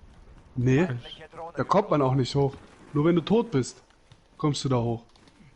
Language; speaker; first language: German; native; German